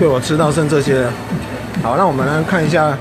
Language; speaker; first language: Chinese; native; Chinese